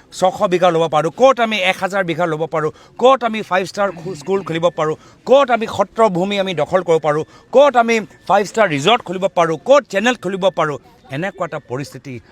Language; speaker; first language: Assamese; native; Assamese